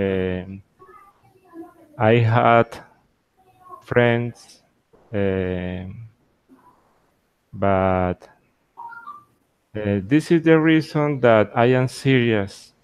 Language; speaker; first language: English; non-native, learner; Spanish